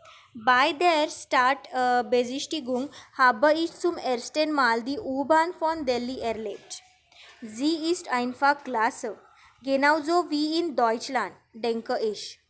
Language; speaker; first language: German; non-native, learner; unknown